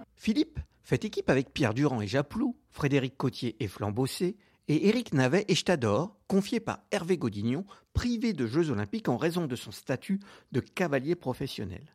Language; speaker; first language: French; native; French